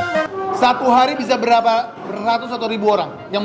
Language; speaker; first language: Indonesian; native; Indonesian